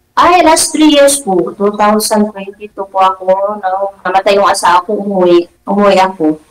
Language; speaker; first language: Filipino; non-native, local second language; Cebuano